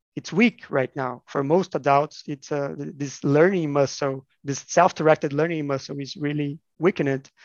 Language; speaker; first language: English; non-native, fluent; Portuguese